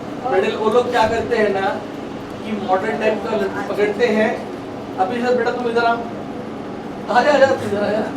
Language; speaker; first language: Hindi; native; Hindi